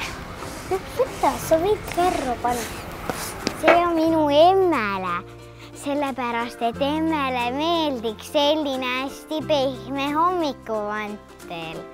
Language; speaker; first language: Estonian; native; Estonian